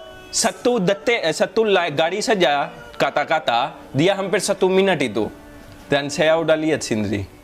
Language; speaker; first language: Indonesian; non-native, fluent; Hindi